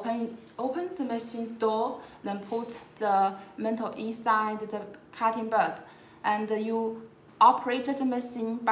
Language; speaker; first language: English; non-native, learner; Chinese